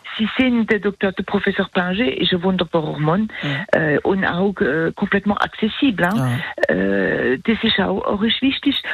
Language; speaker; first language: German; non-native, local second language; Swiss German